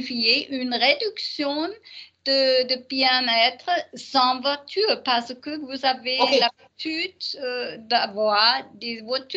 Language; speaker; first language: French; non-native, learner; German